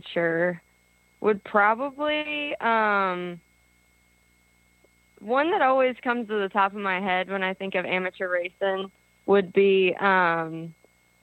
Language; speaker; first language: English; native; English